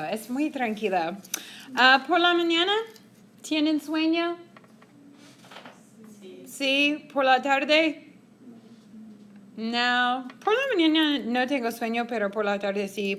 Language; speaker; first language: Spanish; non-native, fluent; English